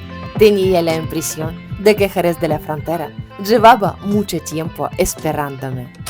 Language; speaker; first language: Spanish; non-native, learner; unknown